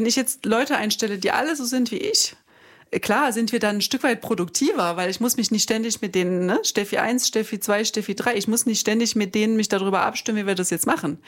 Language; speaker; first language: German; native; German